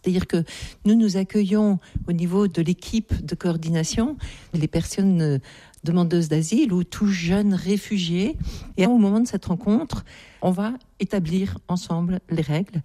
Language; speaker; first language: French; native; French